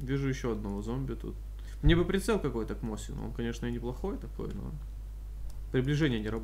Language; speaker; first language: Russian; native; Russian